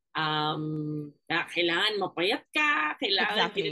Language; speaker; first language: English; non-native, local second language; Filipino